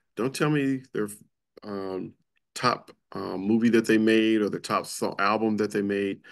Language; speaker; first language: English; native; English